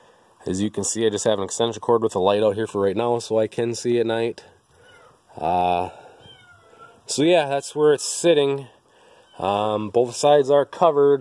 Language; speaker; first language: English; native; English